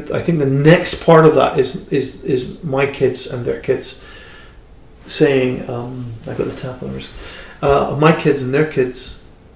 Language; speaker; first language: English; native; English